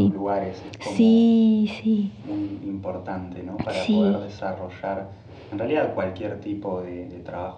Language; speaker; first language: Spanish; native; Spanish